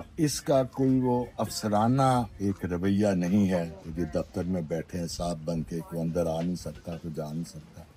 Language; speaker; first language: Urdu; non-native, local second language; Punjabi